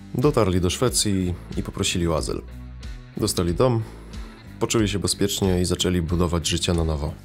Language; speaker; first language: Polish; early bilingual, other home language; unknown